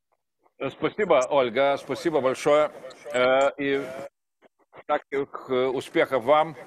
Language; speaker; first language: Russian; non-native, fluent; Lithuanian